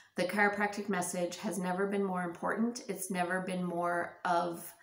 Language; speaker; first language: English; native; English